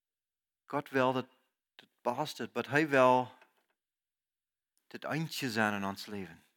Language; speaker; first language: German; non-native, learner; Plautdietsch